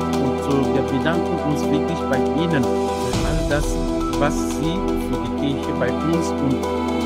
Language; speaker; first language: German; non-native, fluent; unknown